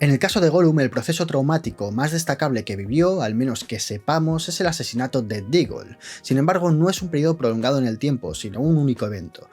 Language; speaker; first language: Spanish; native; Spanish